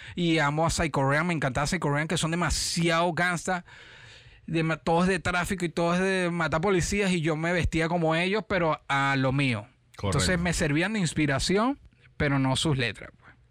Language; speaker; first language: Spanish; native; Spanish